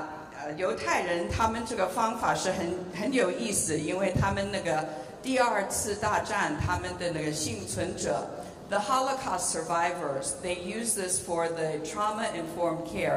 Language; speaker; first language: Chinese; early bilingual, heritage; English